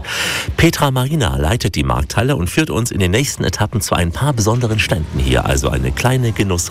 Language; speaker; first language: German; native; German